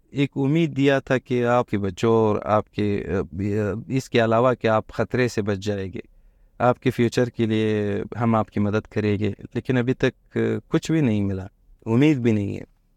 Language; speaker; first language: Urdu; non-native, fluent; Pashto